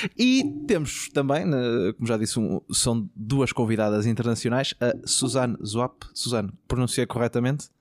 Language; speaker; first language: Portuguese; native; Portuguese